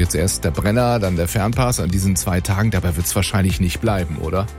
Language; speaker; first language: German; native; German